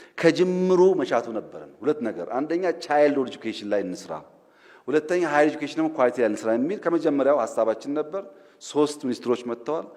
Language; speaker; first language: Amharic; non-native, local second language; Oromo